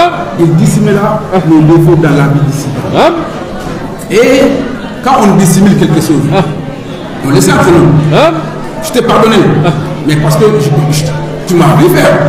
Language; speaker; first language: French; non-native, local second language; Soninke